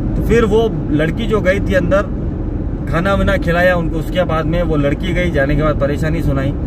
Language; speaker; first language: Hindi; native; Hindi